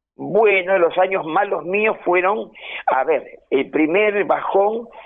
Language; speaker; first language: Spanish; native; Spanish